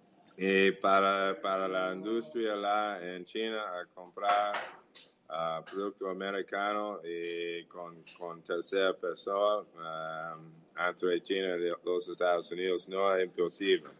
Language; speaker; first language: Portuguese; non-native, learner; English